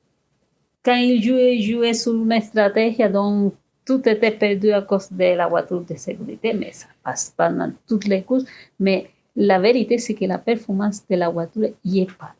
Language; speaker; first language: French; non-native, fluent; Spanish